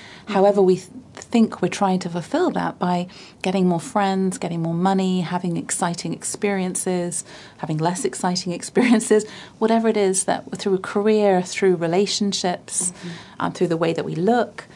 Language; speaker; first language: English; native; English